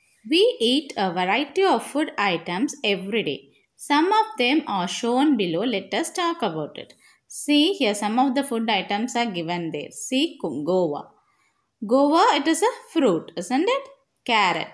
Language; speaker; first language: English; non-native, local second language; Tamil